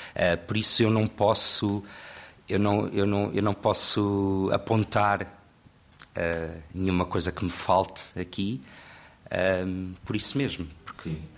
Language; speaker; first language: Portuguese; native; Portuguese